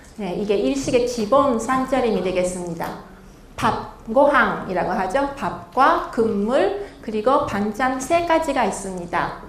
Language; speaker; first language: Korean; non-native, fluent; Japanese